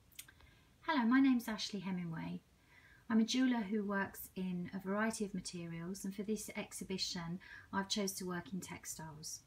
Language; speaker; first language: English; native; English